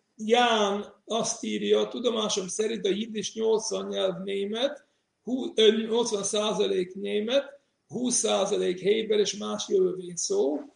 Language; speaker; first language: Hungarian; non-native, fluent; Yiddish